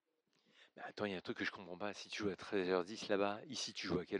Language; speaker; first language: French; native; French